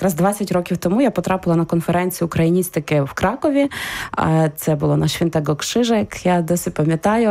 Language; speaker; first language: Ukrainian; native; Ukrainian